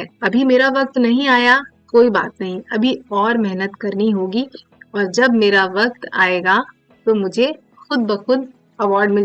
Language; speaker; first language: Hindi; native; Hindi